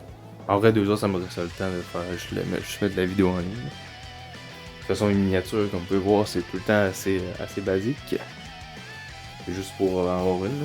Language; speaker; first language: French; native; French